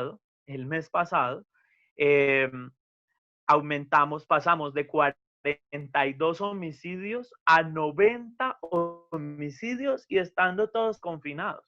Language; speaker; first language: Spanish; native; Spanish